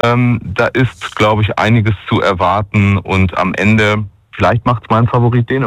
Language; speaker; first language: German; native; German